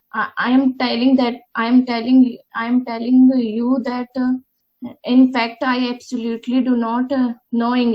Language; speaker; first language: English; non-native, learner; Hindi